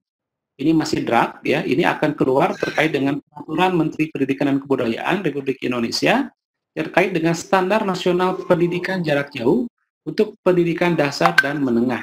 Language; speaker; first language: Indonesian; native; Indonesian